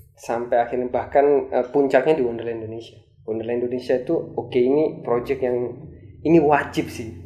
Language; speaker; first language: Indonesian; native; Indonesian